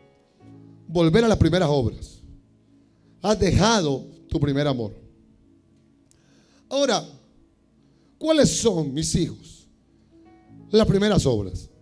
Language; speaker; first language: Spanish; native; Spanish